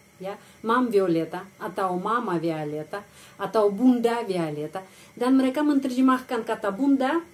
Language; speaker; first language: Indonesian; non-native, fluent; Russian